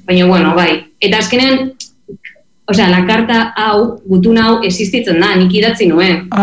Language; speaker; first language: Basque; non-native, local second language; Spanish